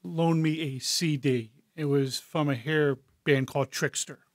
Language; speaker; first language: English; native; English